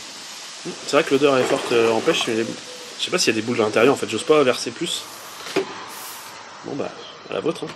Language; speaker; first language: French; native; French